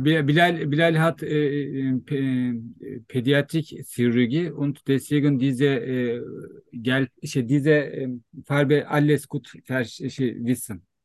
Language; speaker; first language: German; non-native, learner; Turkish